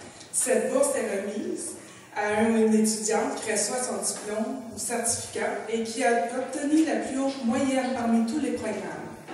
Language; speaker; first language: French; native; French